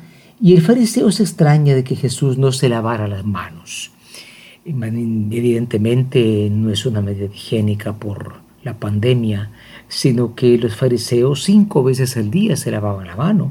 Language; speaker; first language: Spanish; native; Spanish